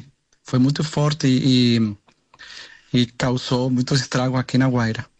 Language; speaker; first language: Portuguese; non-native, learner; Spanish